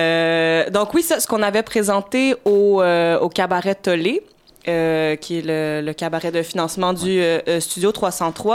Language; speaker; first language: French; native; French